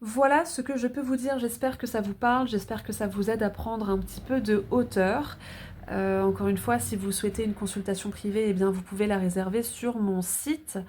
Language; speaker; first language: French; native; French